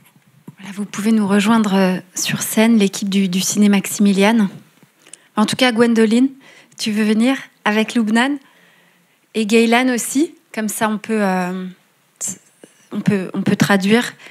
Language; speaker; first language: French; native; French